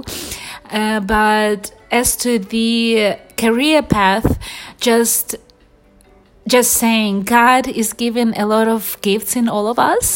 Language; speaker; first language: English; non-native, fluent; Ukrainian